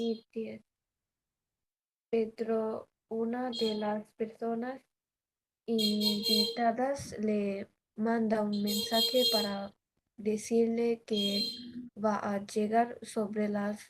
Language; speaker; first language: Spanish; non-native, learner; Bangla